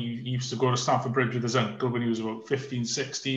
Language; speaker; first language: English; native; English